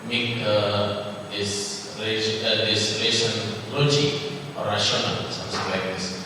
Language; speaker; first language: English; non-native, fluent; Indonesian